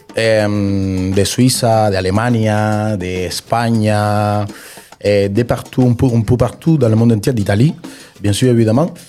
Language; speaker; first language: French; non-native, fluent; Spanish